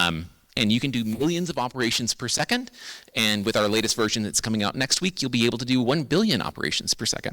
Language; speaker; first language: English; native; English